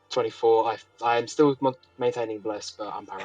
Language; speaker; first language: English; native; English